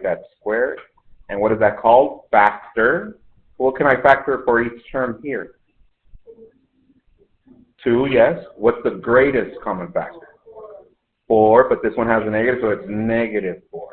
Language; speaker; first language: English; native; English